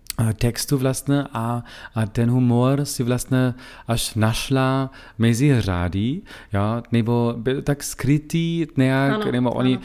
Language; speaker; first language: Czech; non-native, learner; German